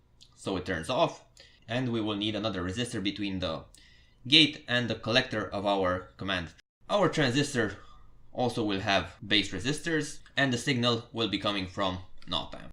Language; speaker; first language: English; non-native, fluent; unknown